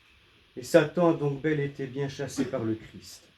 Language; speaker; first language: French; native; French